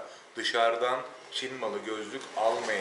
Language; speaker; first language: Turkish; native; Turkish